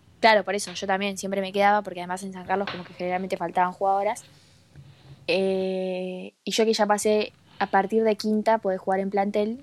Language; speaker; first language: Spanish; native; Spanish